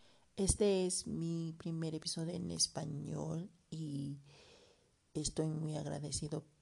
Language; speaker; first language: Spanish; non-native, learner; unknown